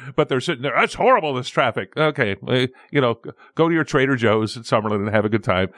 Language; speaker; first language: English; native; English